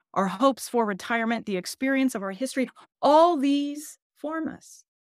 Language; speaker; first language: English; early bilingual, other home language; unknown